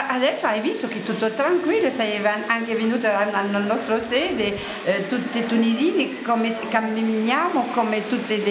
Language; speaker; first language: Italian; non-native, fluent; Arabic